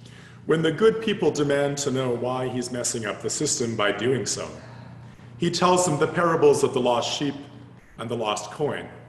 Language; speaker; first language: English; native; English